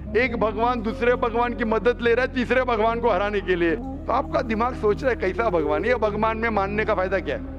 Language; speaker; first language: Hindi; non-native, local second language; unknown